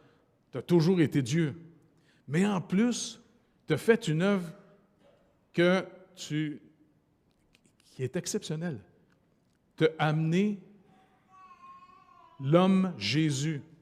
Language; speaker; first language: French; native; French